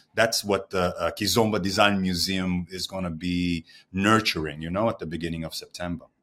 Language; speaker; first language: English; non-native, fluent; Portuguese